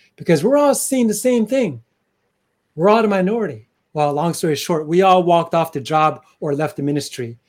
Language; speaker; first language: English; early bilingual, other home language; Chinese